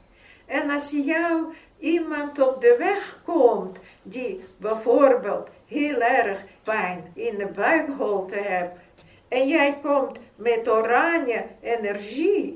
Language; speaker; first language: Dutch; non-native, fluent; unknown